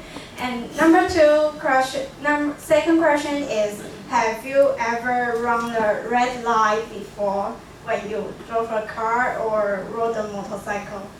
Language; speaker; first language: English; non-native, learner; Chinese